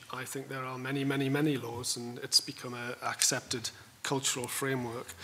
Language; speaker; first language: English; native; English